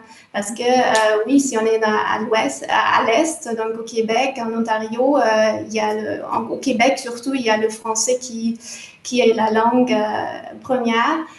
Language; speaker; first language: French; non-native, fluent; German